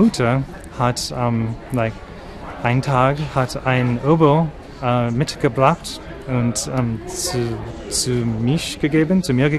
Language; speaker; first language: German; non-native, learner; English